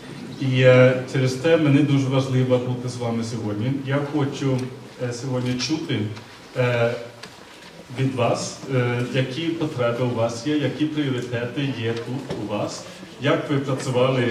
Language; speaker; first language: Ukrainian; non-native, fluent; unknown